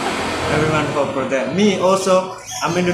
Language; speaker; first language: English; non-native, learner; Indonesian